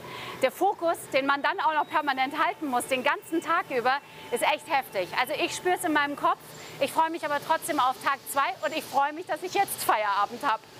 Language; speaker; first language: German; native; German